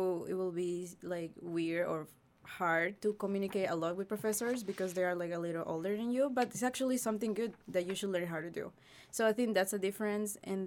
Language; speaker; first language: English; non-native, fluent; Spanish